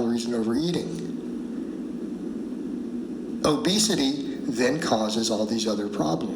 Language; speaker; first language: English; native; English